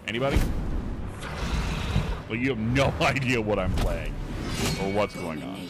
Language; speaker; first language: English; native; English